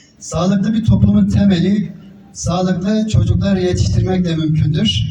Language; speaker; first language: Turkish; native; Turkish